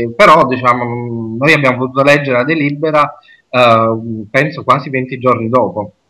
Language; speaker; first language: Italian; native; Italian